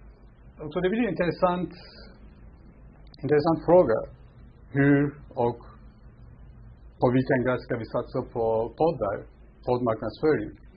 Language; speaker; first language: Swedish; non-native, fluent; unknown